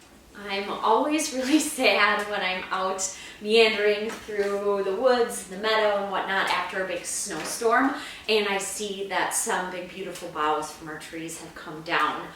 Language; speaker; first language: English; native; English